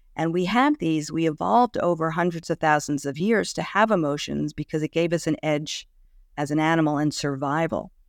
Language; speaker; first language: English; native; English